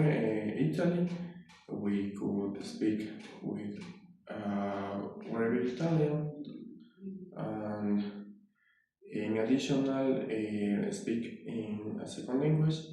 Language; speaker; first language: English; non-native, learner; Spanish